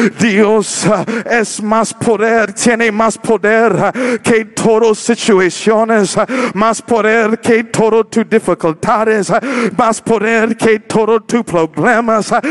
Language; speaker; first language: Spanish; non-native, learner; English